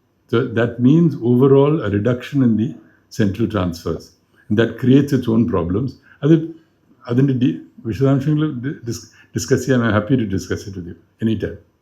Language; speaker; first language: English; non-native, local second language; Malayalam